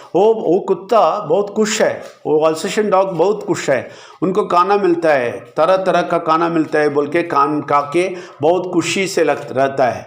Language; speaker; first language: Hindi; non-native, local second language; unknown